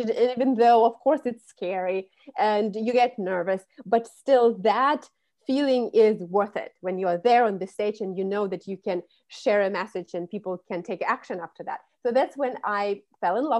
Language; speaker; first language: English; non-native, fluent; Russian